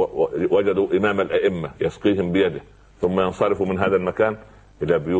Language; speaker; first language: Arabic; native; Arabic